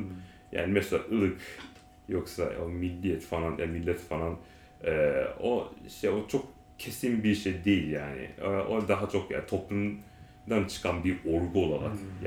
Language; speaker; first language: Turkish; non-native, learner; Japanese